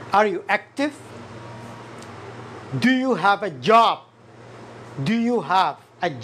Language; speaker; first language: English; non-native, fluent; Arabic